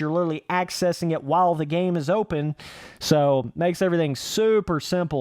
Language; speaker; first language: English; native; English